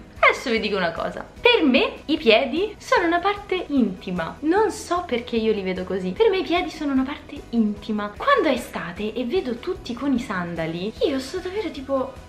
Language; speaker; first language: Italian; native; Italian